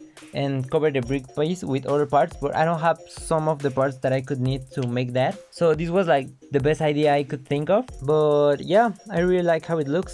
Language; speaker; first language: English; non-native, local second language; Spanish